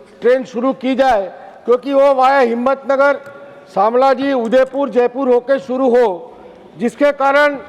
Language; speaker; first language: Hindi; non-native, local second language; Gujarati